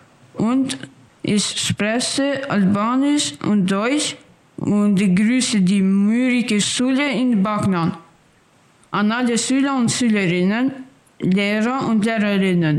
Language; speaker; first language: German; early bilingual, other home language; Albanian